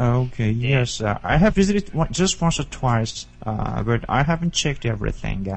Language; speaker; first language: English; non-native, learner; Japanese